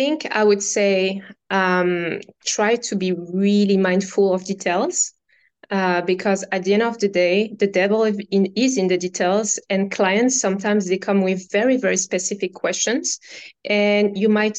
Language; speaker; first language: English; non-native, fluent; French